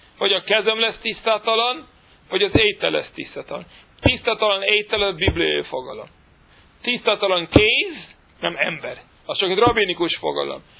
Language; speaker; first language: Hungarian; non-native, fluent; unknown